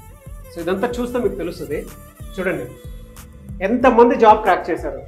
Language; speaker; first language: Telugu; native; Telugu